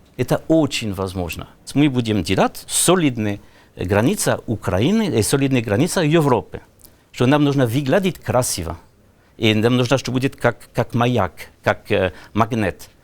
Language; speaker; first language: Russian; non-native, learner; French